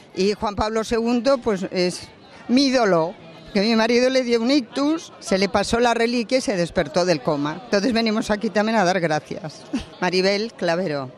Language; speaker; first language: Spanish; native; Spanish